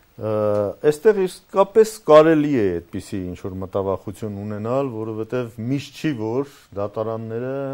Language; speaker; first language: Armenian; native; Armenian